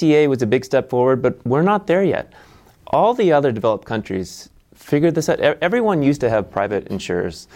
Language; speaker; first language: English; native; English